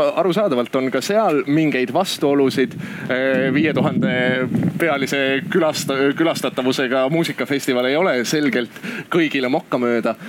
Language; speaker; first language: Estonian; native; Estonian